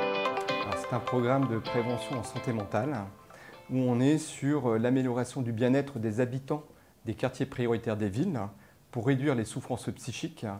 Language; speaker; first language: French; native; French